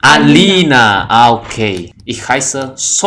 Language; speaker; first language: German; non-native, learner; Indonesian